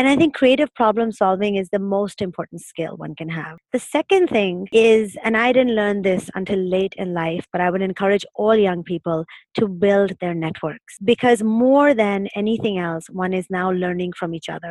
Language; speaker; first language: English; non-native, local second language; Urdu